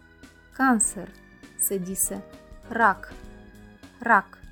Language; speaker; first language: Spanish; non-native, fluent; Russian